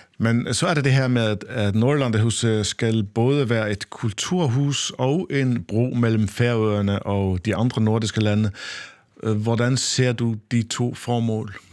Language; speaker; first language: Danish; non-native, local second language; Faroese